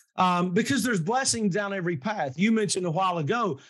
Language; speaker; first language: English; native; English